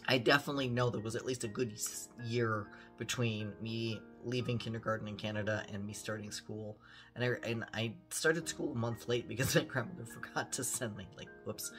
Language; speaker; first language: English; early bilingual, other home language; German